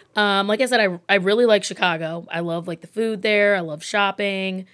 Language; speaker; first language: English; native; English